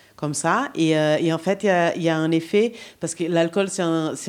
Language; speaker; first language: French; non-native, fluent; Portuguese